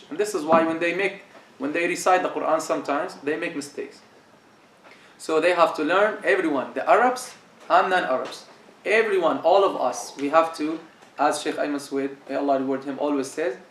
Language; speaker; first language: English; non-native, fluent; Arabic